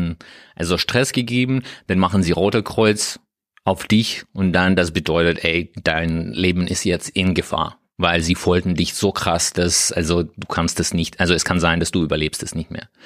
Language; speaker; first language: German; non-native, learner; Russian